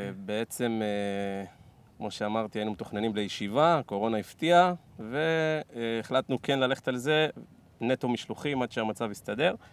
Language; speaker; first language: Hebrew; native; Hebrew